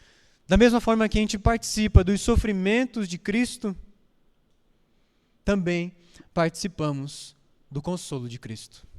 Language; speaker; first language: Portuguese; native; Portuguese